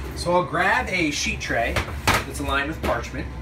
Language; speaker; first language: English; native; English